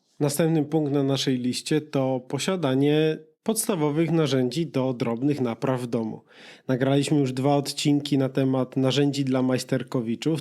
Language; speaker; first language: Polish; native; Polish